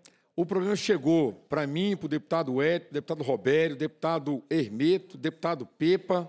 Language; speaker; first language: Portuguese; native; Portuguese